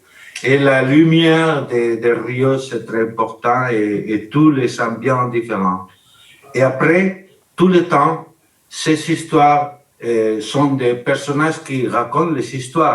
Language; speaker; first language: French; non-native, learner; Spanish